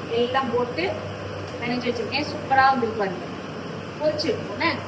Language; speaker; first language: Tamil; native; Tamil